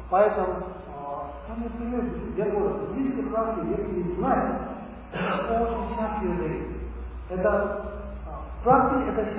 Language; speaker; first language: Russian; non-native, learner; Tibetan